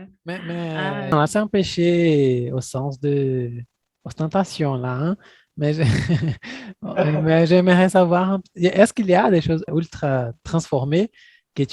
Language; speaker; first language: French; non-native, fluent; Portuguese